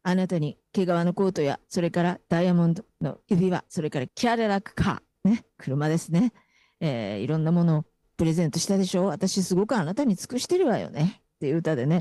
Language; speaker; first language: Japanese; native; Japanese